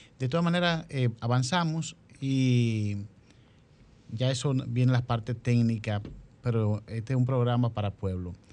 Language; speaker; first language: Spanish; native; Spanish